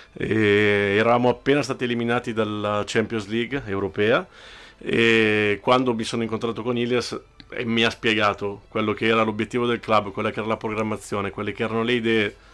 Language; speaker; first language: Italian; native; Italian